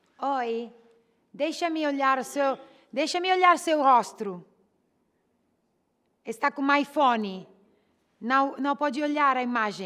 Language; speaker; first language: Portuguese; non-native, learner; Italian